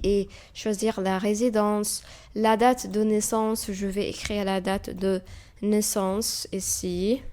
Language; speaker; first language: French; non-native, fluent; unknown